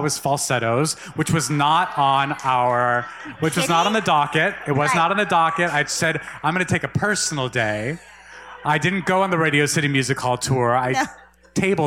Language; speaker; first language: English; native; English